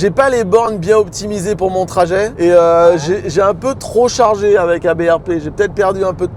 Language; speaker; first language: French; native; French